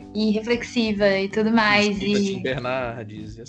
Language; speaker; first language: Portuguese; native; Portuguese